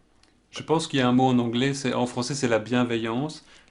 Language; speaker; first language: French; native; French